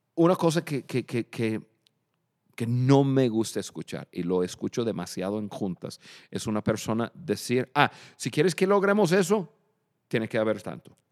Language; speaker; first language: Spanish; non-native, fluent; English